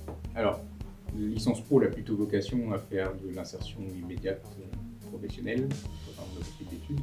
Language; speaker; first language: French; native; French